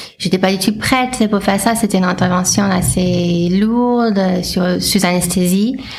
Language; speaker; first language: French; non-native, fluent; English